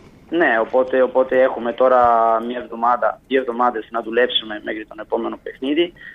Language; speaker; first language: Greek; non-native, fluent; Italian